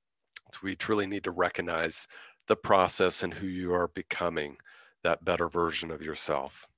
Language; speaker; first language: English; native; English